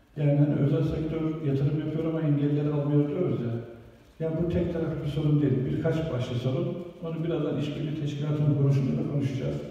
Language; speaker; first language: Turkish; native; Turkish